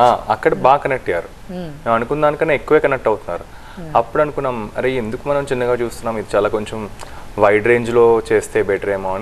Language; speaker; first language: Telugu; native; Telugu